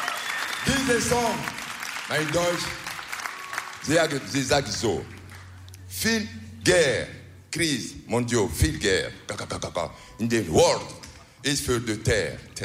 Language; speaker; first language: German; non-native, learner; French